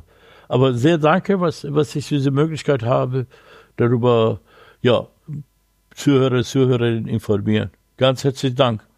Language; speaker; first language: German; non-native, learner; Persian